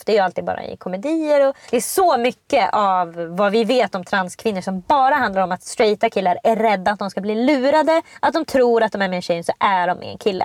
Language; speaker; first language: Swedish; native; Swedish